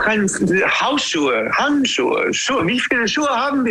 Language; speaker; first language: German; non-native, learner; English